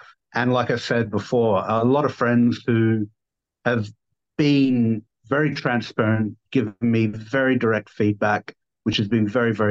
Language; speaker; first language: English; native; English